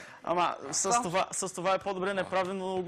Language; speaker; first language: Bulgarian; non-native, learner; Portuguese